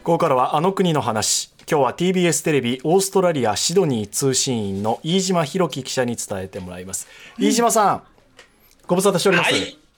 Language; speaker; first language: Japanese; native; Japanese